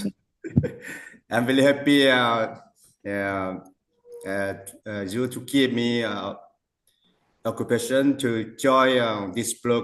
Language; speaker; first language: English; non-native, learner; Lao